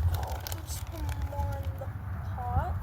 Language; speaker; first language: English; native; English